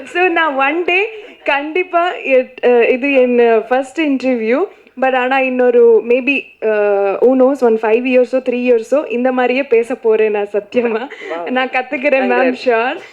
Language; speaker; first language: Tamil; non-native, local second language; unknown